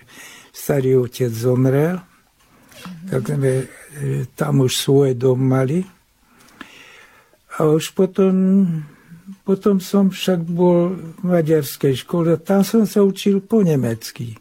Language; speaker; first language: Slovak; early bilingual, heritage; Hungarian